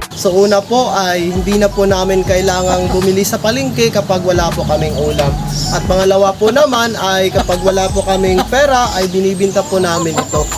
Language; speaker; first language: Filipino; non-native, local second language; Bikol